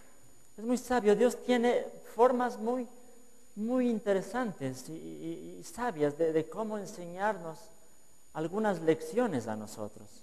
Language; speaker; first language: Spanish; native; Spanish